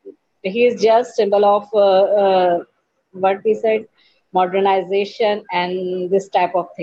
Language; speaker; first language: English; non-native, learner; Urdu